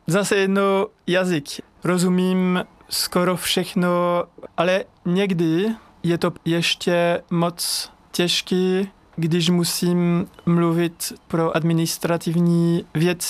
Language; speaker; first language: Czech; non-native, fluent; French